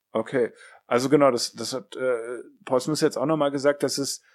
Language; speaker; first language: German; native; German